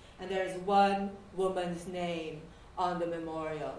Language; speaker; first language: English; non-native, local second language; Waray